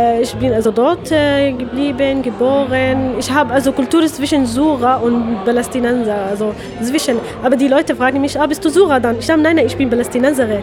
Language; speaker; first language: German; non-native, learner; Arabic